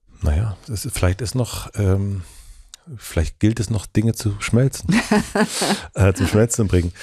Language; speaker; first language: German; native; German